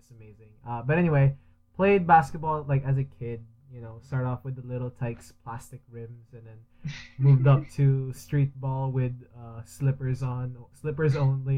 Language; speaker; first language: English; early bilingual, other home language; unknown